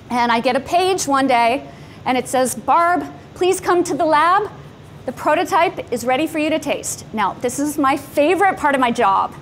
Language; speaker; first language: English; native; English